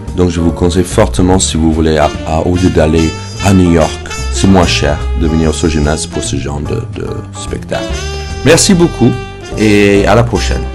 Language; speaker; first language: French; non-native, fluent; English